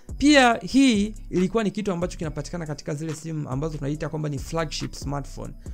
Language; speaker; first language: Swahili; native; Swahili